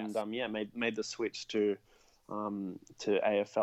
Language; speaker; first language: English; native; English